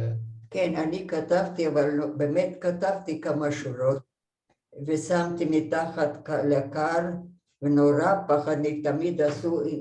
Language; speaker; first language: Hebrew; non-native, fluent; Hungarian